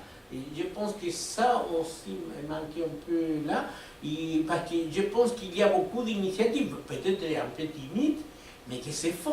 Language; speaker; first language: French; non-native, fluent; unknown